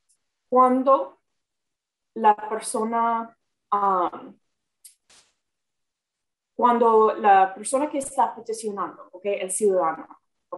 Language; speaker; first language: Spanish; non-native, fluent; English